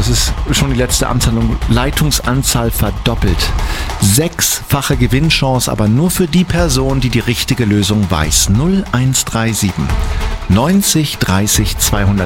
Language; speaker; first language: German; native; German